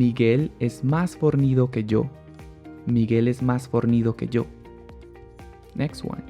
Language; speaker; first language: Spanish; native; Spanish